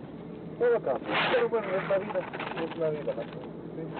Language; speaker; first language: Spanish; non-native, fluent; English